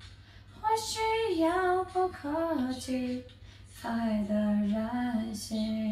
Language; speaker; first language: Chinese; native; Chinese